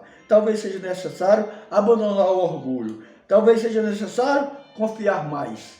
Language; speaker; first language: Portuguese; native; Portuguese